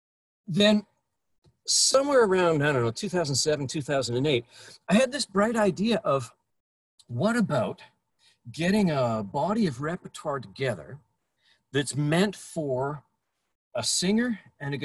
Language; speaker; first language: English; native; English